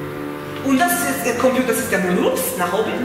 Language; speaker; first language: German; non-native, fluent; Russian